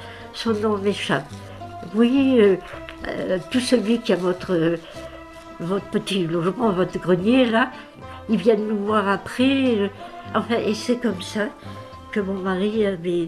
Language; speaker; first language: French; native; French